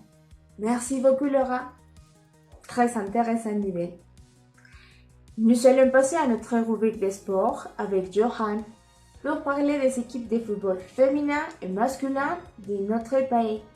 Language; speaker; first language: French; non-native, learner; Spanish